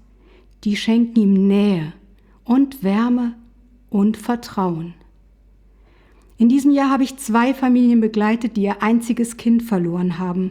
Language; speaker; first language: German; native; German